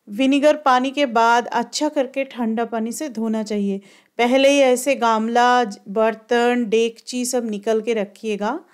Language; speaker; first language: Hindi; non-native, local second language; Bangla